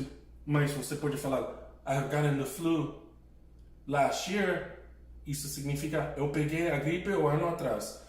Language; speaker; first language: Portuguese; non-native, fluent; English